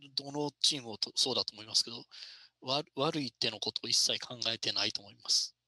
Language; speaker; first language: Japanese; native; Japanese